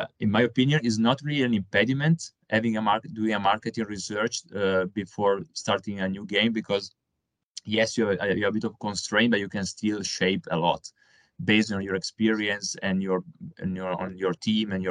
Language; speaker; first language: English; non-native, fluent; Italian